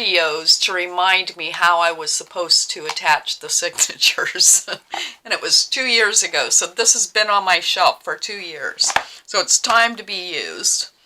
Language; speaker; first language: English; native; English